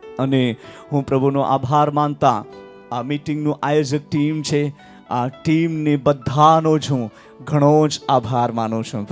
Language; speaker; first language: Gujarati; non-native, local second language; Marathi